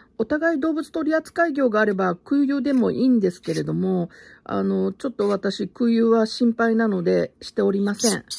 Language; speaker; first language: Japanese; native; Japanese